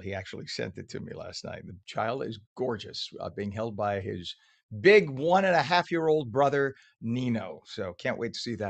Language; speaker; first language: English; native; English